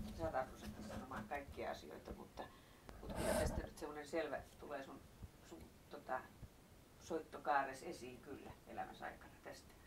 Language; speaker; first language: Finnish; native; Finnish